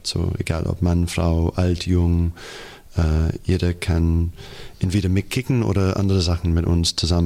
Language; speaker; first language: German; non-native, fluent; English